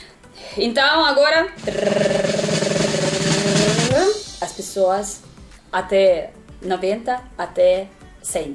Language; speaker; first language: Portuguese; non-native, learner; Russian